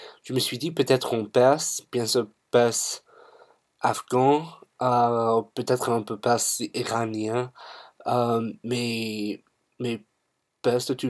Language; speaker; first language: French; non-native, fluent; English